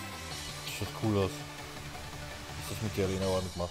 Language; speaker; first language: German; native; German